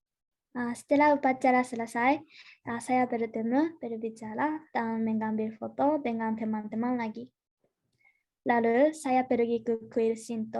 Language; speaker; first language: Indonesian; non-native, learner; Japanese